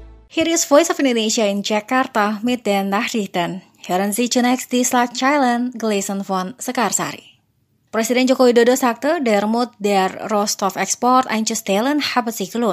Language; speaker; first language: German; non-native, fluent; Indonesian